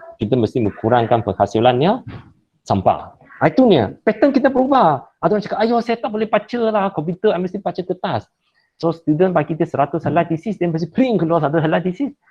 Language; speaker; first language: Malay; non-native, local second language; Chinese